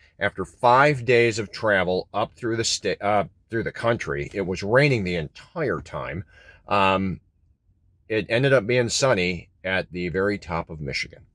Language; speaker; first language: English; native; English